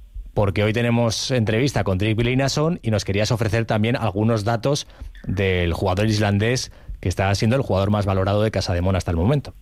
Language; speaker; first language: Spanish; native; Spanish